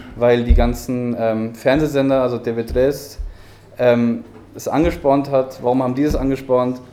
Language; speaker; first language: German; early bilingual, heritage; Spanish